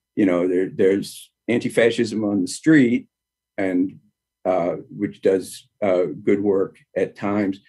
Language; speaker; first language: English; native; English